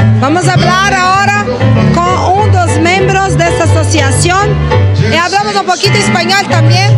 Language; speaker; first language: Spanish; non-native, learner; Portuguese